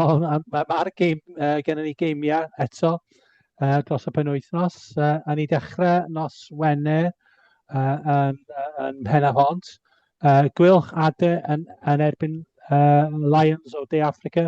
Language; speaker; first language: Welsh; native; Welsh